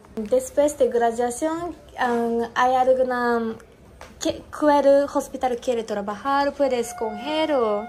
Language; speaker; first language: Spanish; non-native, learner; Japanese